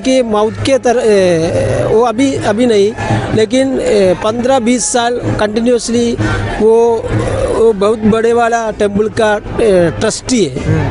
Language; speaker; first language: Hindi; non-native, local second language; Malayalam